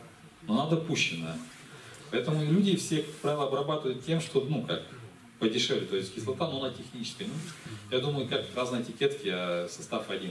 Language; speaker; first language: Russian; native; Russian